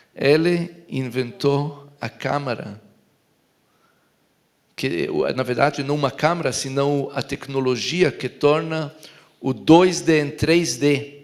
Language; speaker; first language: Portuguese; non-native, fluent; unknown